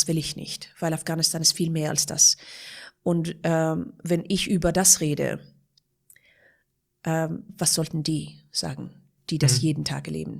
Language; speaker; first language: German; non-native, fluent; Persian